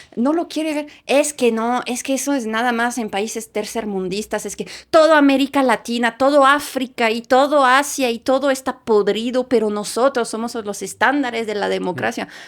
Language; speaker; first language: Spanish; non-native, fluent; French